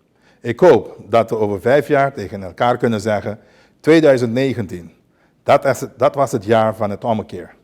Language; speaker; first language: Dutch; non-native, local second language; Papiamento